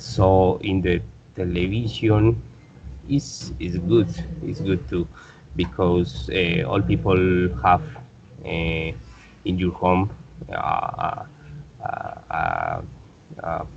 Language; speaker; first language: English; non-native, learner; Spanish